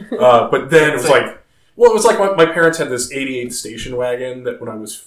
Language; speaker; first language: English; native; English